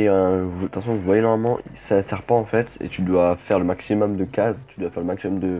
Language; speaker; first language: French; native; French